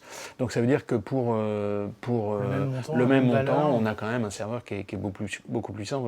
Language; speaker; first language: French; native; French